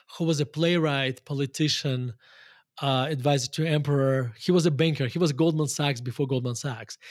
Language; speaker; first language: English; non-native, fluent; Russian